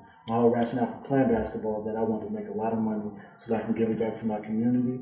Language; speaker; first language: English; native; English